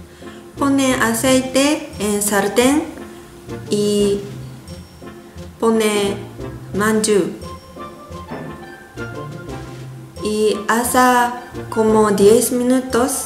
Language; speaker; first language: Spanish; non-native, learner; Japanese